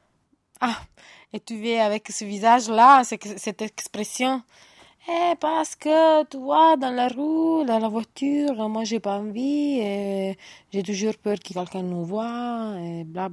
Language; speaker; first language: French; non-native, fluent; Italian